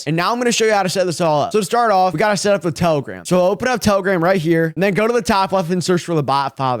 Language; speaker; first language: English; native; English